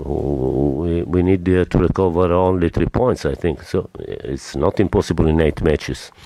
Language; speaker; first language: English; non-native, fluent; Italian